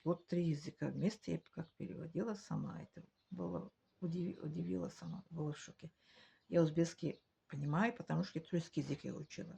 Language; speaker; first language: Russian; non-native, learner; Tajik